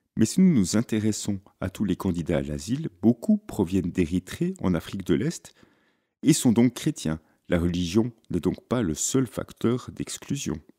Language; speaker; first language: French; native; French